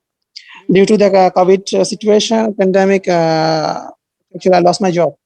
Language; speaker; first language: English; non-native, learner; Bangla